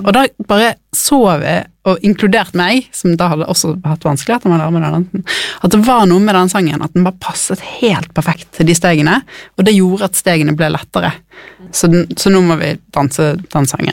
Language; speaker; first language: Norwegian; native; Norwegian